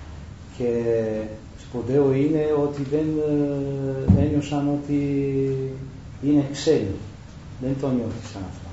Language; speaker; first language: Greek; non-native, learner; Romanian